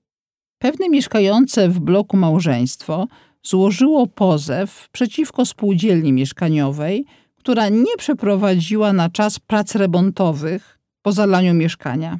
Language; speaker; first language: Polish; native; Polish